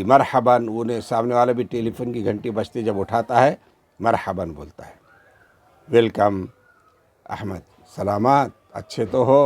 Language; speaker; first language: Urdu; native; Urdu